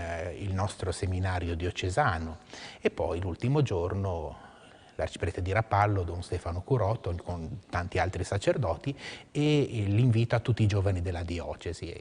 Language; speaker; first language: Italian; native; Italian